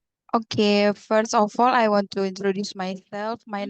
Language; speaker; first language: English; non-native, learner; Indonesian